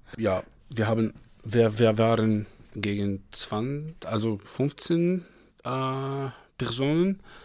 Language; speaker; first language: German; non-native, learner; Arabic